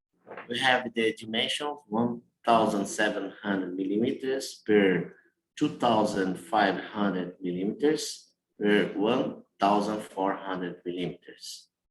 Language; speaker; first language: English; non-native, learner; Portuguese